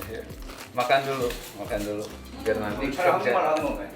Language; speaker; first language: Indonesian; non-native, fluent; Korean